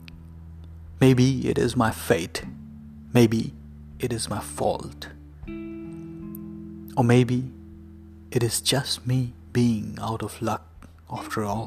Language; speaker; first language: English; non-native, local second language; Hindi